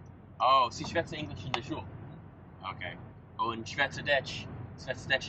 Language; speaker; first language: German; non-native, learner; English